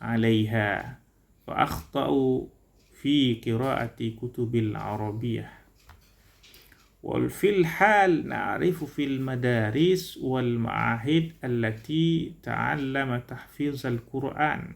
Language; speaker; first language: Arabic; non-native, learner; Indonesian